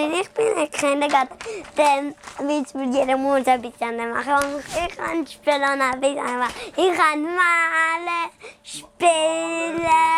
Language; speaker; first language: Dutch; non-native, learner; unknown